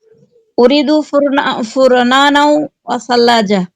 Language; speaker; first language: Arabic; non-native, learner; Bangla